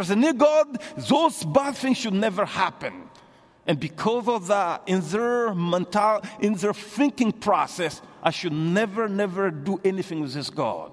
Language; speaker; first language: English; non-native, fluent; Bambara